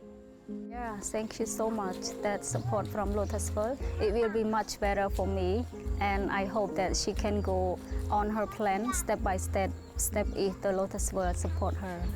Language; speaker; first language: English; non-native, fluent; Khmer